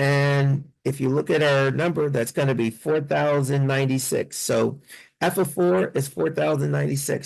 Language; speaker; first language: English; native; English